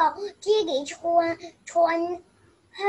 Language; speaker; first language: Cantonese; early bilingual, other home language; Chinese